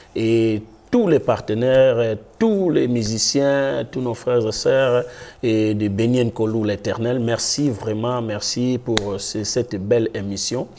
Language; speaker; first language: French; non-native, local second language; Lingala